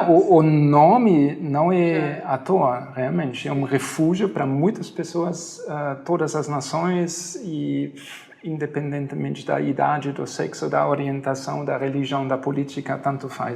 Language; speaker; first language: Portuguese; non-native, fluent; German